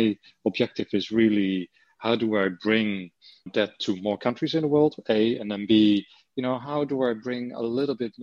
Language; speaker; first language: English; non-native, fluent; Dutch